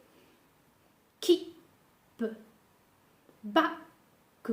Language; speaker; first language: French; non-native, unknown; Japanese